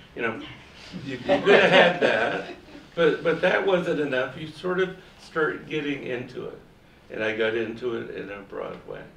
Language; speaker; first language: English; native; English